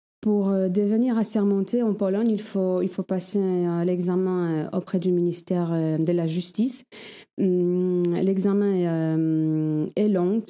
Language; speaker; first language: French; non-native, fluent; Polish